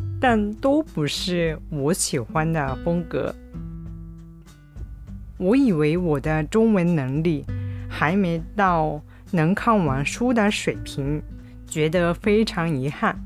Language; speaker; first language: Chinese; non-native, fluent; Japanese